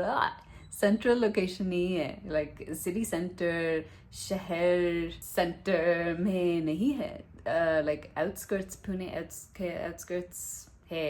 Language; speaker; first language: Hindi; non-native, learner; English